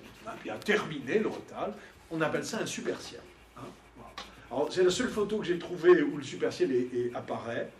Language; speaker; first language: French; native; French